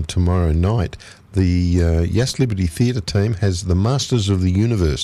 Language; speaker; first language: English; native; English